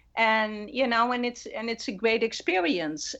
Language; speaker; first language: English; non-native, fluent; Dutch